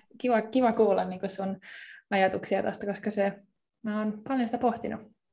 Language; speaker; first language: Finnish; native; Finnish